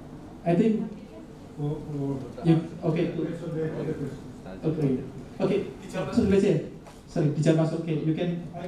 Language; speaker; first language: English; non-native, learner; Indonesian